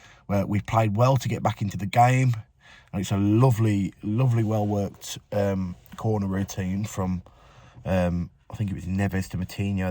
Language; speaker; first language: English; native; English